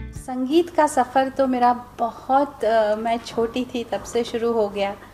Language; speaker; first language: Hindi; non-native, local second language; Marathi